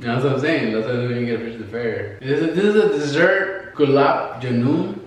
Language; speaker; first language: English; non-native, fluent; Spanish